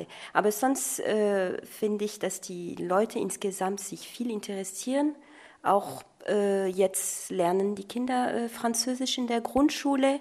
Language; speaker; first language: German; non-native, fluent; French